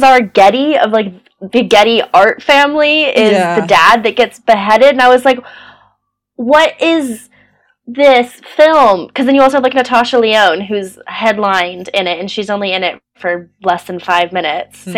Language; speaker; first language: English; native; English